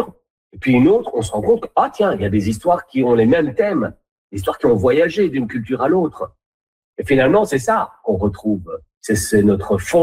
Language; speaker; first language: French; native; French